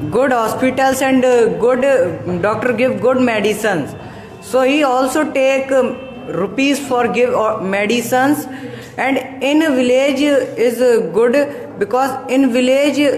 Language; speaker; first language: English; non-native, local second language; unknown